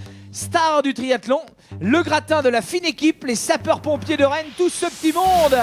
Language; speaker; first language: French; native; French